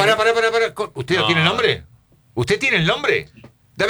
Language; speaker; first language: Spanish; native; Spanish